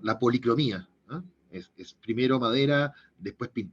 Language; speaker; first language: Spanish; native; Spanish